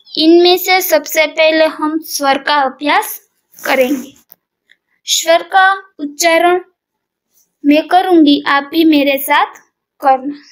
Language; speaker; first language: Hindi; non-native, local second language; Gujarati